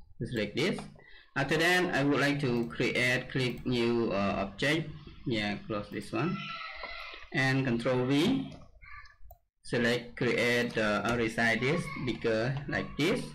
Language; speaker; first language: English; non-native, learner; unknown